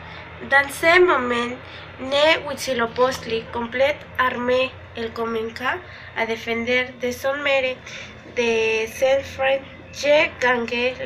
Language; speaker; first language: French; non-native, learner; Spanish